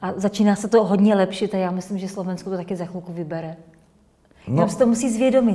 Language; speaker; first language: Czech; native; Czech